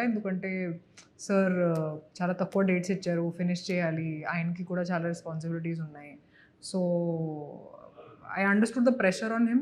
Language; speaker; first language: Telugu; non-native, local second language; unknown